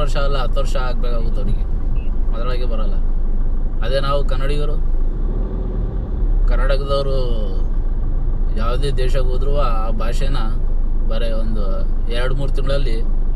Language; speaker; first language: Kannada; non-native, local second language; Urdu